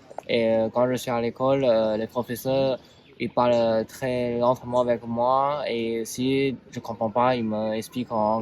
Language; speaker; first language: French; non-native, learner; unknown